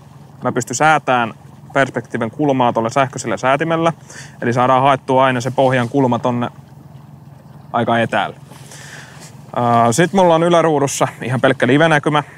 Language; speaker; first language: Finnish; native; Finnish